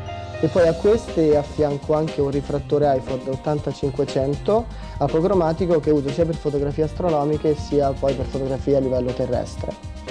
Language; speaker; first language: Italian; native; Italian